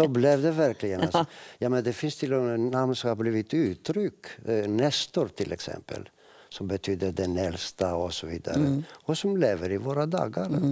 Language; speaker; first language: Swedish; non-native, fluent; Greek